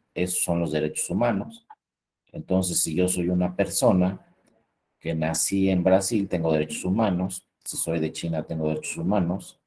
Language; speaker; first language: Spanish; native; Spanish